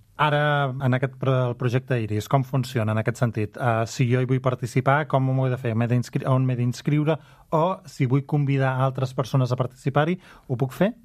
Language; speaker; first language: Catalan; native; Catalan